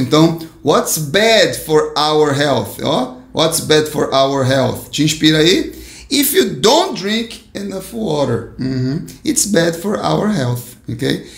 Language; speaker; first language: English; non-native, fluent; Portuguese